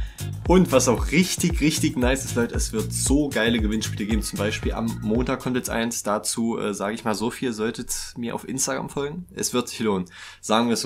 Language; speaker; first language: German; native; German